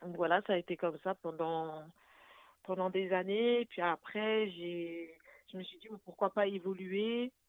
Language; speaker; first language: French; native; French